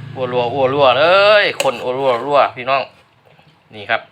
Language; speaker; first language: Thai; non-native, local second language; Northeastern Thai